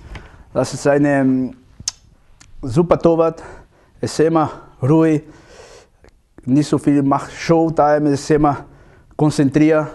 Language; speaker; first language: German; non-native, learner; Portuguese